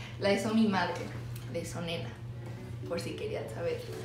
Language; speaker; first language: Spanish; early bilingual, heritage; Spanish